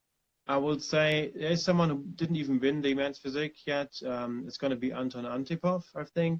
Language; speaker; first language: English; non-native, fluent; German